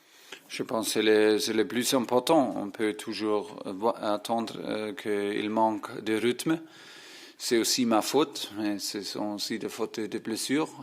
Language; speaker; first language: French; non-native, fluent; German